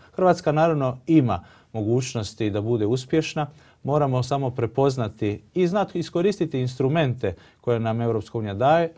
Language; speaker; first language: Croatian; early bilingual, heritage; Croatian